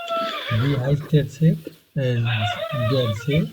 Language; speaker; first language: German; non-native, fluent; Bangla